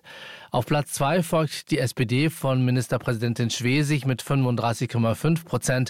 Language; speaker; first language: German; native; German